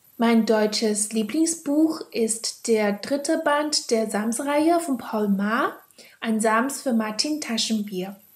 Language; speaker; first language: German; non-native, fluent; Chinese